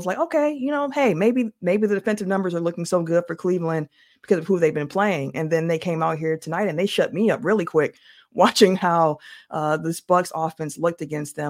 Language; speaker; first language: English; native; English